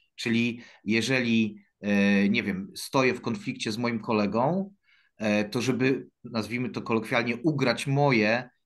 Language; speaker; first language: Polish; native; Polish